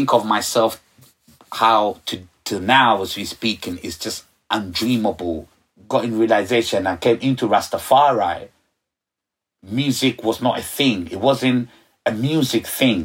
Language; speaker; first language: English; early bilingual, other home language; Ga